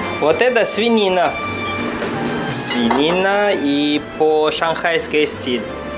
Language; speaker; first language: Russian; non-native, fluent; Chinese